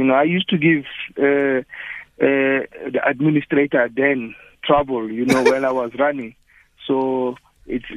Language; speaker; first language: English; non-native, local second language; Tswana